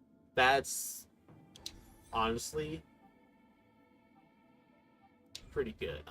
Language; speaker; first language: English; native; English